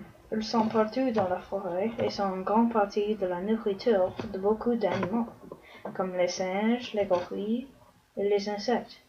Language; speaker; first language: French; non-native, learner; English